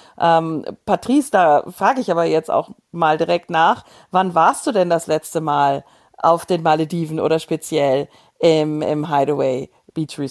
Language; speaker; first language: German; native; German